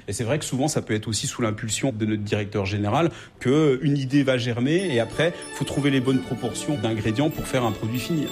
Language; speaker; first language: French; native; French